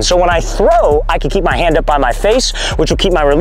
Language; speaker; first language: English; native; English